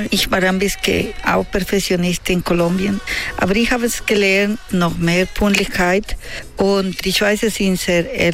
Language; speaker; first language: German; non-native, learner; Spanish